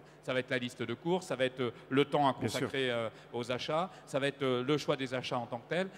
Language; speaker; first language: French; native; French